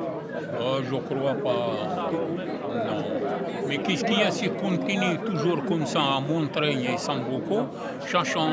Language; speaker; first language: French; non-native, fluent; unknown